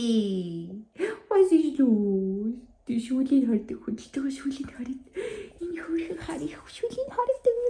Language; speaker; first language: German; non-native, learner; Mongolian